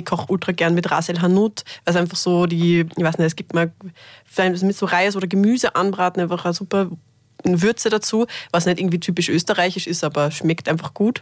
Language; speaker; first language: German; native; German